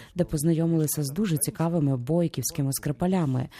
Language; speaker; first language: Ukrainian; native; Ukrainian